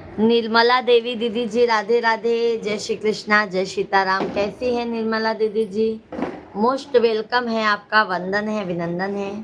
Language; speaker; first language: Hindi; native; Hindi